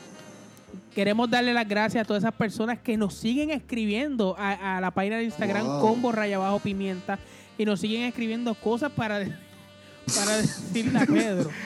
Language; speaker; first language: Spanish; native; Spanish